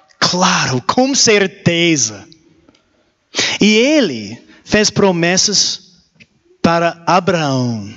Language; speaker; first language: Portuguese; non-native, learner; English